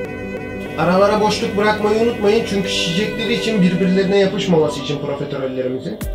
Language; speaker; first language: Turkish; native; Turkish